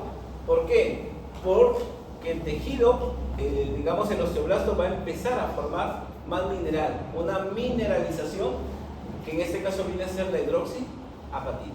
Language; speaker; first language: Spanish; native; Spanish